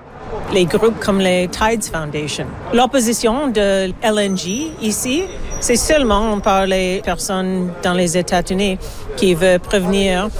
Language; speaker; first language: French; non-native, learner; English